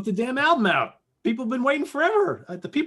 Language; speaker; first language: English; native; English